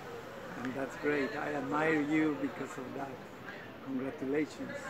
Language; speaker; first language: English; non-native, fluent; Spanish